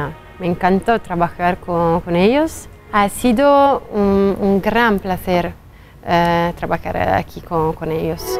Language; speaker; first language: Spanish; non-native, fluent; Italian